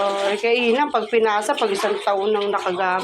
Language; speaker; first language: Filipino; native; Filipino